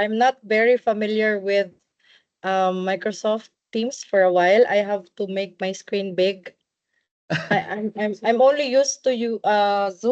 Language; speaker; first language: English; non-native, local second language; Cebuano